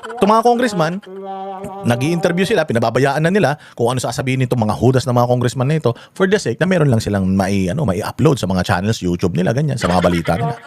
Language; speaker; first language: Filipino; native; Filipino